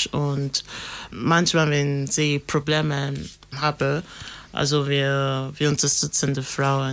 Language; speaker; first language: German; non-native, learner; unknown